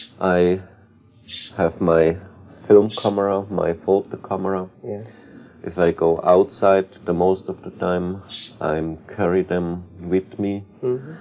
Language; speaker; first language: English; non-native, learner; German